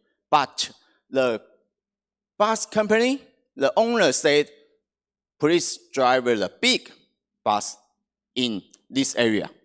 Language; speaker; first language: English; non-native, fluent; Chinese